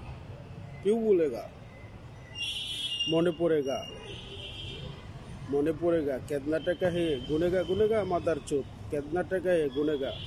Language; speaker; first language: Hindi; non-native, learner; Bangla